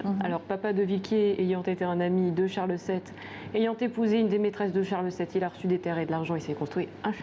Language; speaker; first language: French; native; French